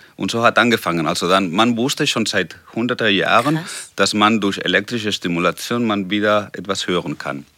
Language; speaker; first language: German; non-native, fluent; Spanish